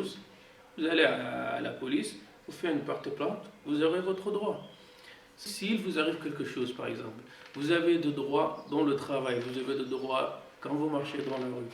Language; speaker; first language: French; non-native, fluent; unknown